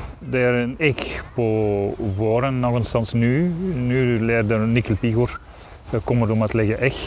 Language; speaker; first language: Swedish; non-native, learner; Dutch